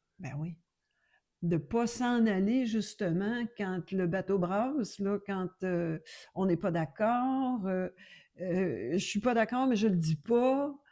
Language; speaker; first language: French; native; French